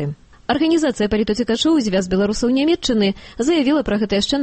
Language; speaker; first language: Belarusian; native; Belarusian